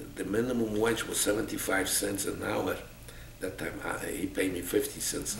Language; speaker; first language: English; non-native, fluent; Polish